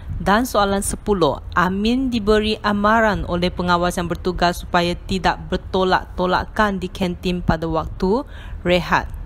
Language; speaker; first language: Malay; native; Malay